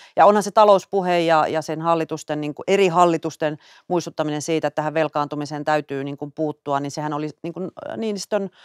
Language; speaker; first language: Finnish; native; Finnish